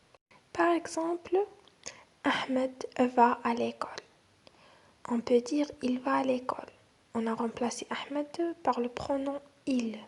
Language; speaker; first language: French; non-native, local second language; Arabic